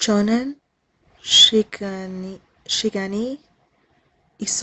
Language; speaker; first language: Korean; non-native, learner; English